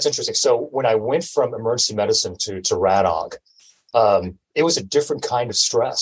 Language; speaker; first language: English; native; English